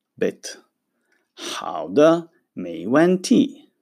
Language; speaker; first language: Chinese; non-native, fluent; Hebrew